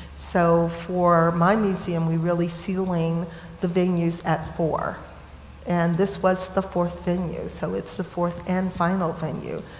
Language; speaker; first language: English; native; English